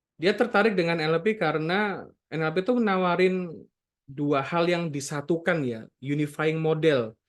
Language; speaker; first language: Indonesian; native; Indonesian